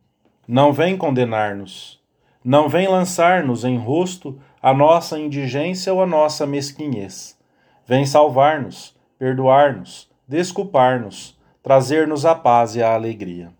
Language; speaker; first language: Portuguese; native; Portuguese